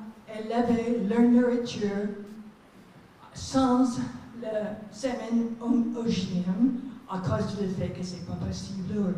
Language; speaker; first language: French; non-native, fluent; English